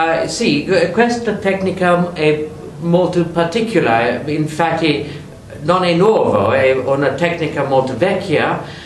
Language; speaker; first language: Italian; non-native, learner; English